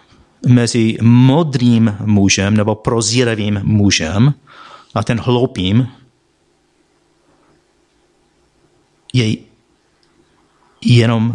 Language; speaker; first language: Czech; non-native, fluent; English